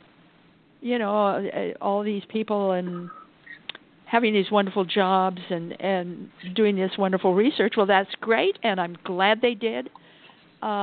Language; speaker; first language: English; native; English